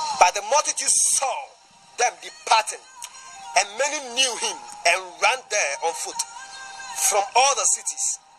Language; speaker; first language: English; non-native, local second language; Akan